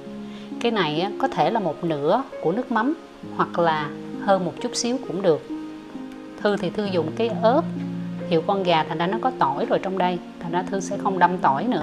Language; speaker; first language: Vietnamese; native; Vietnamese